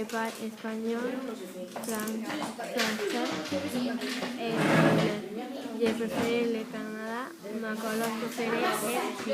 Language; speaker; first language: French; non-native, learner; Spanish